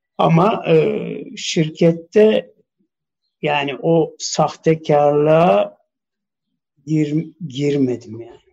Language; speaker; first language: Turkish; early bilingual, heritage; Turkish